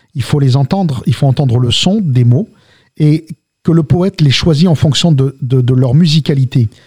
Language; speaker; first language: French; early bilingual, other home language; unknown